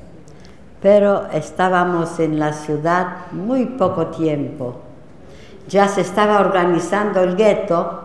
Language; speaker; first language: Spanish; non-native, fluent; Polish